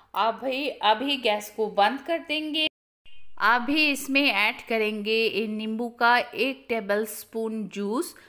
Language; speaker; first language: Hindi; non-native, local second language; Bangla